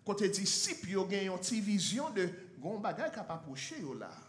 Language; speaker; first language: French; non-native, learner; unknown